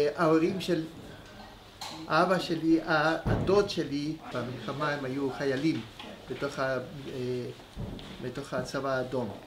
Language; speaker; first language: Hebrew; early bilingual, other home language; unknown